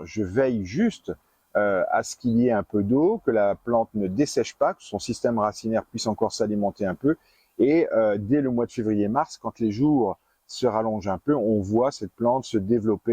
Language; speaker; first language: French; native; French